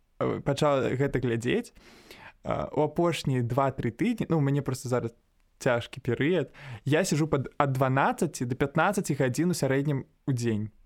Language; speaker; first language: Belarusian; native; Belarusian